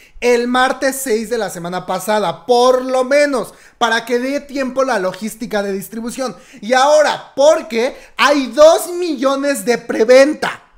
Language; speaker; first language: Spanish; native; Spanish